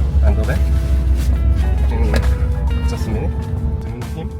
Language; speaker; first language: English; non-native, learner; Korean